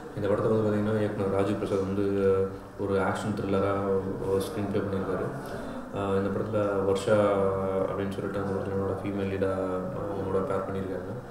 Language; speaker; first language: Tamil; native; Tamil